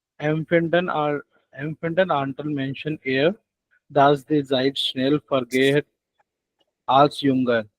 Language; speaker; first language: German; non-native, learner; Hindi